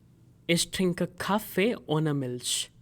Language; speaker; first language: German; non-native, fluent; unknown